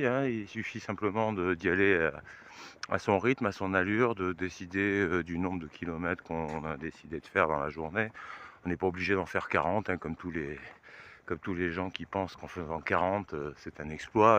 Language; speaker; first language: French; native; French